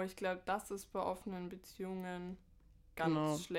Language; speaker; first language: German; native; German